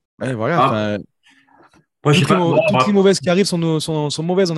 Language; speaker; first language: French; native; French